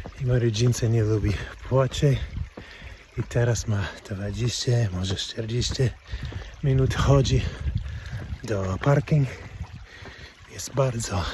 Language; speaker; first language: Polish; non-native, learner; English